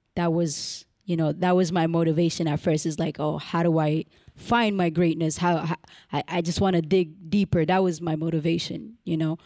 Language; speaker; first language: English; early bilingual, other home language; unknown